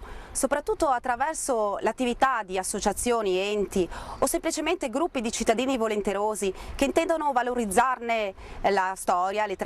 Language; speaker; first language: Italian; native; Italian